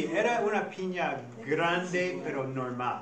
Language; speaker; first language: Spanish; non-native, fluent; English